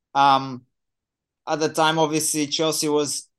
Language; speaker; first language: English; non-native, fluent; Portuguese